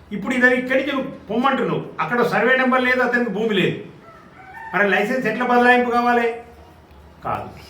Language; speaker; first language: Telugu; native; Telugu